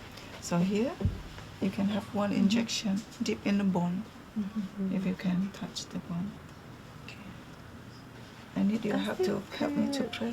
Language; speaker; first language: English; non-native, fluent; Indonesian